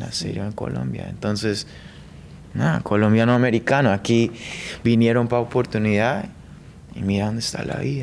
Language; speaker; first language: Spanish; early bilingual, heritage; English